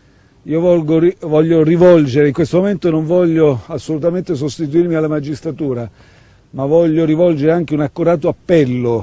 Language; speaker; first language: Italian; native; Italian